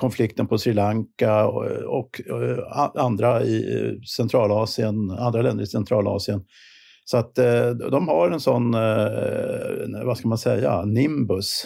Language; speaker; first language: Swedish; native; Swedish